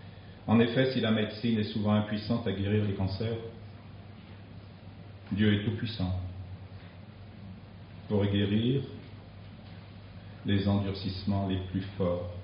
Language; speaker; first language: French; native; French